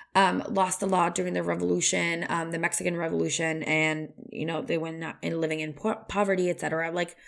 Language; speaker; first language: English; non-native, fluent; Spanish